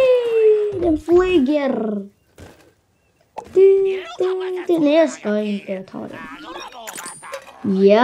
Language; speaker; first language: Swedish; non-native, learner; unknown